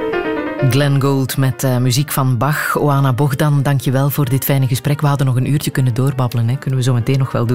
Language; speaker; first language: Dutch; native; Dutch